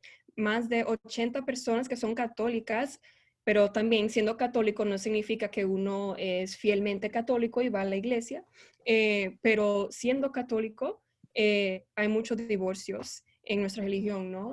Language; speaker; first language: Spanish; early bilingual, heritage; Spanish